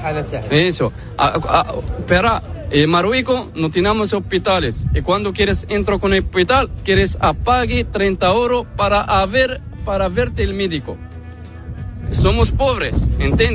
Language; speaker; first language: Spanish; non-native, learner; Arabic